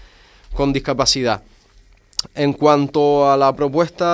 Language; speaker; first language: Spanish; native; Spanish